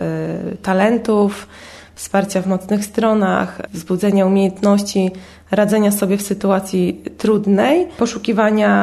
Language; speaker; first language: Polish; native; Polish